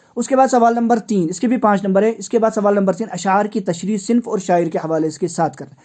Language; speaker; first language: Urdu; non-native, local second language; Kashmiri